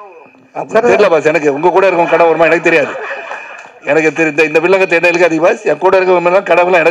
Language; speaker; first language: Tamil; native; Tamil